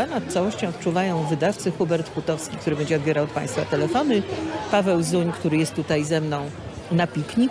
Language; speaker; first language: Polish; native; Polish